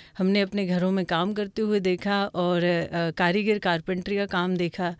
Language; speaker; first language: Hindi; non-native, local second language; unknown